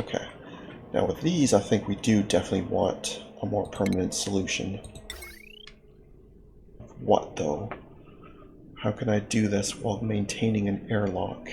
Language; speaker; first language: English; native; English